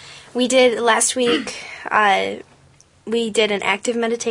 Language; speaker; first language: English; native; English